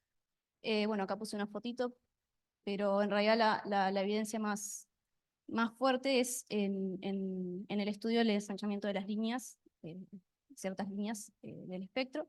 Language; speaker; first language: Spanish; native; Spanish